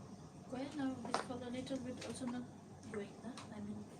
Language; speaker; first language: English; non-native, learner; Nepali